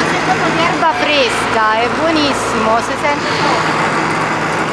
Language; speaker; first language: Italian; native; Italian